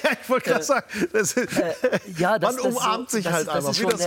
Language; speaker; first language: German; native; German